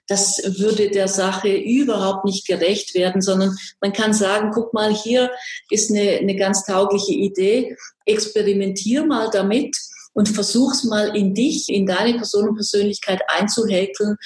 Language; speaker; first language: German; native; German